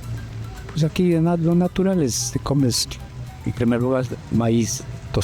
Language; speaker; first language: Spanish; non-native, local second language; Quechua